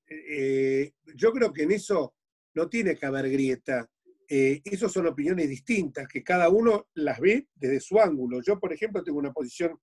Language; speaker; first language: Spanish; native; Spanish